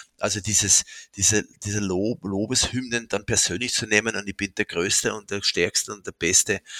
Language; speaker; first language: German; non-native, fluent; French